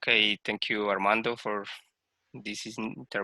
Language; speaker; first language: English; non-native, learner; Spanish